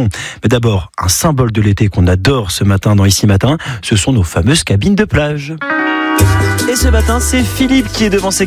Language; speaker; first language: French; native; French